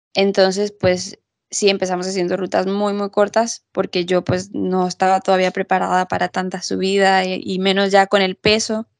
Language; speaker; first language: Spanish; native; Spanish